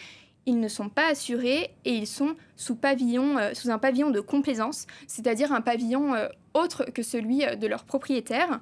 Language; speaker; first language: French; native; French